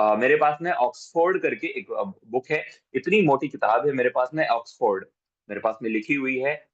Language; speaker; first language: Hindi; native; Hindi